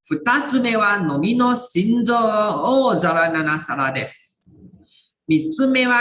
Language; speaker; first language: Japanese; non-native, learner; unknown